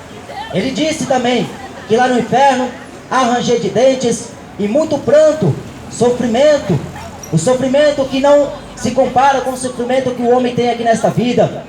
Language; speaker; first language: Portuguese; native; Portuguese